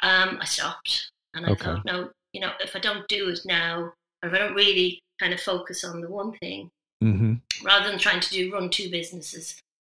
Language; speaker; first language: English; native; English